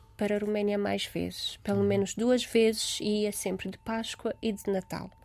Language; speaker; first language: Portuguese; non-native, fluent; Romanian